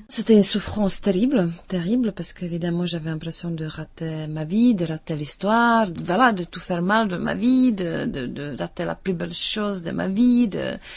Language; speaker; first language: French; non-native, fluent; Czech